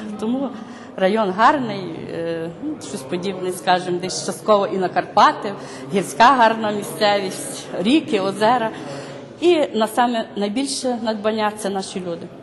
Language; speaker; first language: Ukrainian; native; Ukrainian